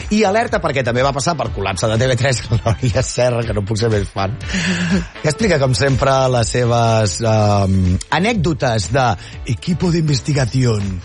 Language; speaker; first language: Catalan; native; Catalan